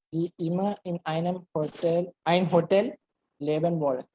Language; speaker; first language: German; non-native, learner; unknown